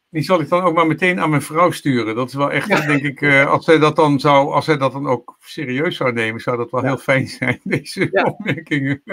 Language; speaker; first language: Dutch; native; Dutch